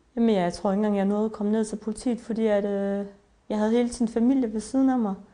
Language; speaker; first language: Danish; early bilingual, other home language; Turkish